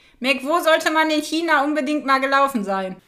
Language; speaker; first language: German; native; German